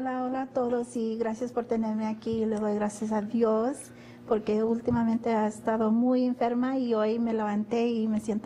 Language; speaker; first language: Spanish; early bilingual, heritage; Spanish